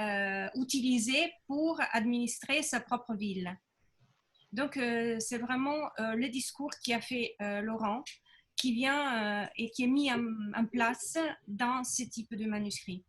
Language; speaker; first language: French; non-native, fluent; Italian